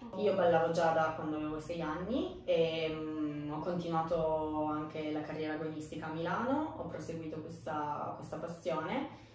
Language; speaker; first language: Italian; early bilingual, other home language; Romanian